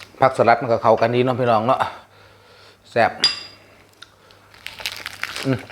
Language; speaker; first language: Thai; non-native, local second language; Northeastern Thai